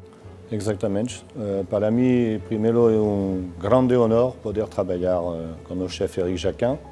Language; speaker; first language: Portuguese; non-native, fluent; French